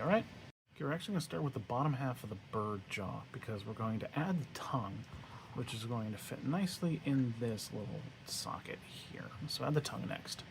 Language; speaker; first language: English; native; English